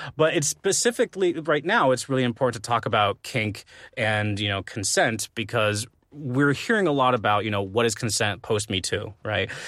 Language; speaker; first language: English; native; English